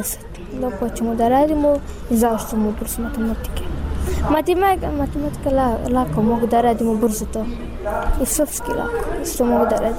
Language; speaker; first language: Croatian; non-native, learner; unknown